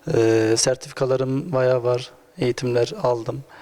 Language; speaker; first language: Turkish; native; Turkish